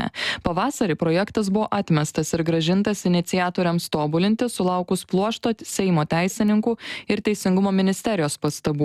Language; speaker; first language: Lithuanian; native; Lithuanian